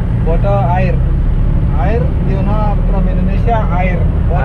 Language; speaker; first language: English; non-native, learner; Indonesian